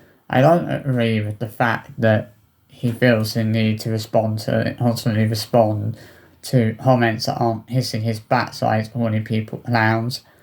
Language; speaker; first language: English; native; English